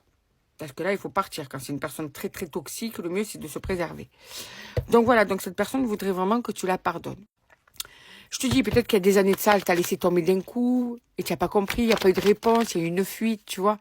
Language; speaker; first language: French; native; French